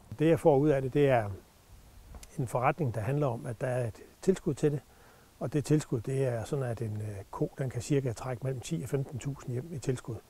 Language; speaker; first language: Danish; native; Danish